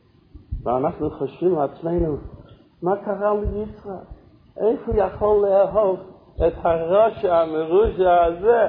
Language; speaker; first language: Hebrew; non-native, fluent; English